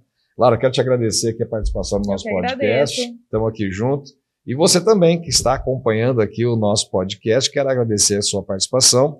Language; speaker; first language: Portuguese; native; Portuguese